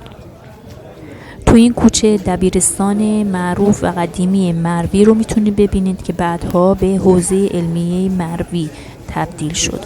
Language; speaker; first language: Persian; native; Persian